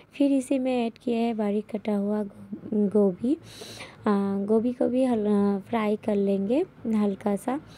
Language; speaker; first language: Hindi; non-native, local second language; Bangla